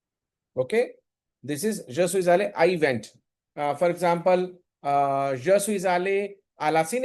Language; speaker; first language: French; non-native, learner; Hindi